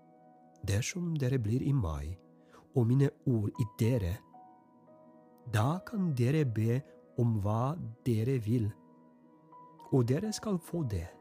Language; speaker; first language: Norwegian; non-native, fluent; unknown